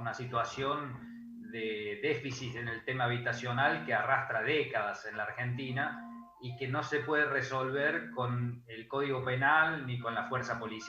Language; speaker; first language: Spanish; native; Spanish